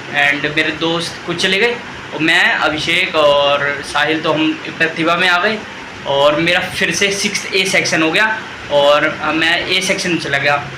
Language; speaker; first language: Hindi; native; Hindi